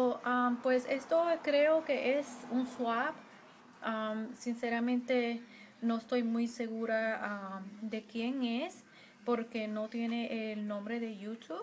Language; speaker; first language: Spanish; early bilingual, heritage; Spanish